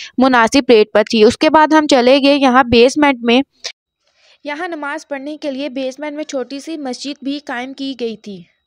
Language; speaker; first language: Urdu; non-native, local second language; Punjabi